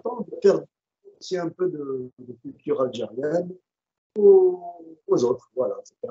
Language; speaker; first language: French; non-native, local second language; Arabic